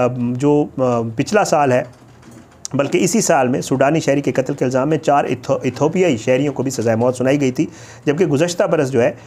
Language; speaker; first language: Urdu; native; Urdu